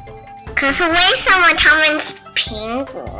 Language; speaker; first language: Chinese; early bilingual, heritage; Chinese